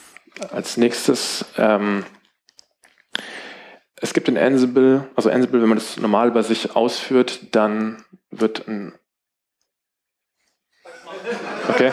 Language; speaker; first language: German; native; German